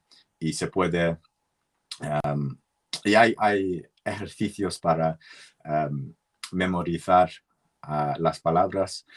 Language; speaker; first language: Spanish; non-native, learner; English